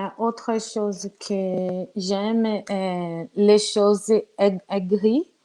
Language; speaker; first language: French; non-native, learner; Portuguese